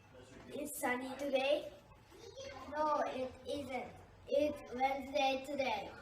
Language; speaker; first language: English; non-native, learner; Japanese